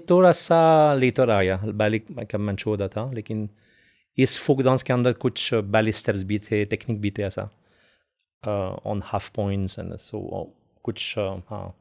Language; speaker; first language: Hindi; non-native, fluent; French